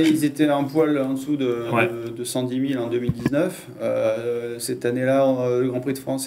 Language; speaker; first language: French; native; French